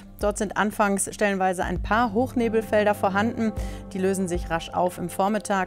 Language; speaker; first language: German; native; German